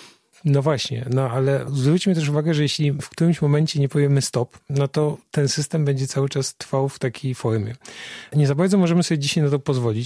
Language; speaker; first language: Polish; native; Polish